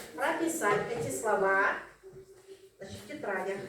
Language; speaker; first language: Russian; non-native, local second language; Kazakh